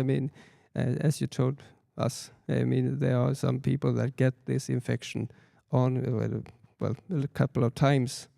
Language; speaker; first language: English; non-native, fluent; Swedish